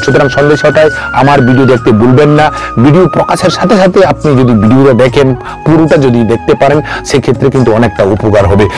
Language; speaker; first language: Bangla; non-native, local second language; Kok Borok